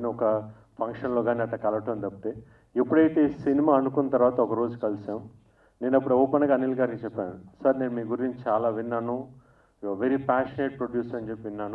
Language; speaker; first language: Telugu; native; Telugu